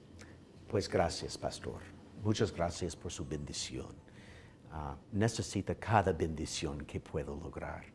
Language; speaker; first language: Spanish; non-native, learner; English